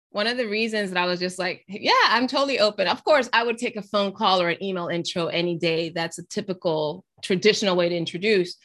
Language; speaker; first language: English; early bilingual, other home language; Spanish